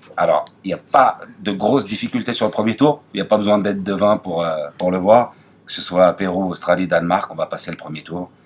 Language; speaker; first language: French; native; French